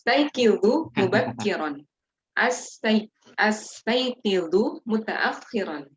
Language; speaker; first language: Arabic; non-native, learner; Indonesian